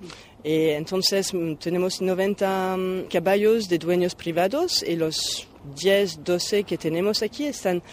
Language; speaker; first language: Spanish; non-native, fluent; French